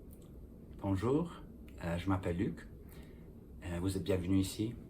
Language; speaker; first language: French; non-native, fluent; English